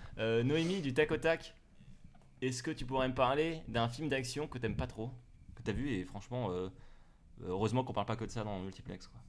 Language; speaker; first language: French; native; French